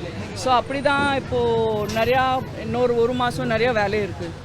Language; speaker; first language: Tamil; non-native, fluent; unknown